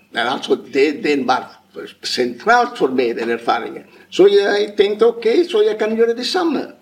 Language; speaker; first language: Norwegian; non-native, fluent; Italian